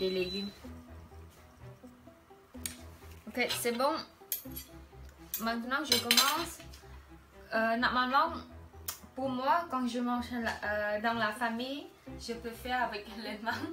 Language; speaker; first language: French; non-native, learner; Khmer